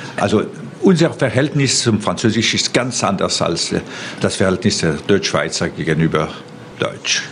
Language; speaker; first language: German; non-native, local second language; French